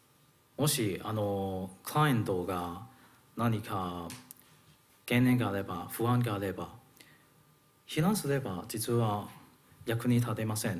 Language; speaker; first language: Japanese; non-native, learner; Cantonese